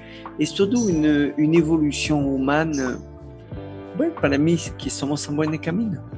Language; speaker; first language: Spanish; non-native, learner; French